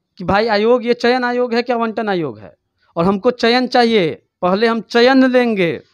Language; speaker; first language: Hindi; native; Hindi